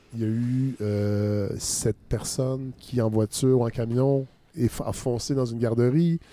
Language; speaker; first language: French; native; French